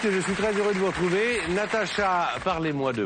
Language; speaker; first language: French; native; French